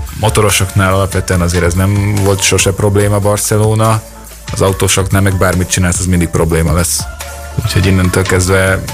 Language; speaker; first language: Hungarian; native; Hungarian